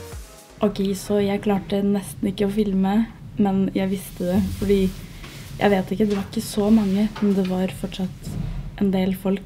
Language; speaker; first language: Norwegian; non-native, fluent; French